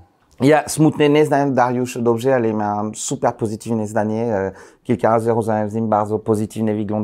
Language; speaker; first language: Polish; non-native, learner; French